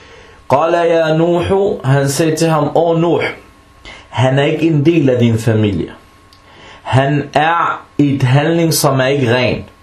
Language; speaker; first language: Danish; non-native, fluent; Arabic